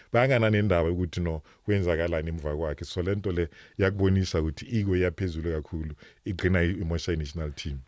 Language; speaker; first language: Zulu; non-native, local second language; Northern Sotho